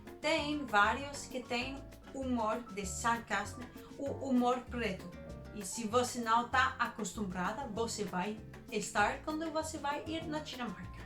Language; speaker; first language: Portuguese; non-native, learner; Danish